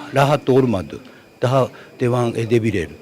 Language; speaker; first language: Turkish; non-native, learner; Japanese